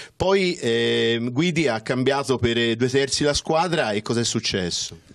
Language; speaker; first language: Italian; native; Italian